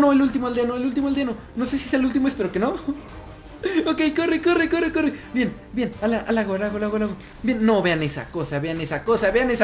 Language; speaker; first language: Spanish; native; Spanish